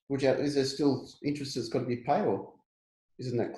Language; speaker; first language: English; native; English